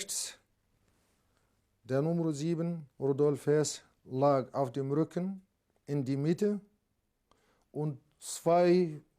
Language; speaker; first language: German; non-native, learner; Arabic